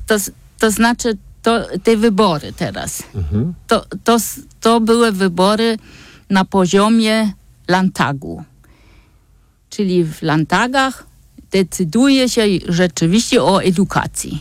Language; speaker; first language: Polish; non-native, fluent; German